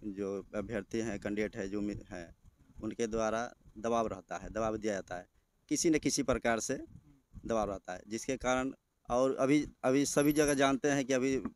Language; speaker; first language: Hindi; native; Hindi